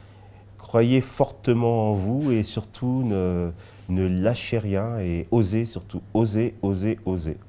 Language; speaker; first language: French; early bilingual, other home language; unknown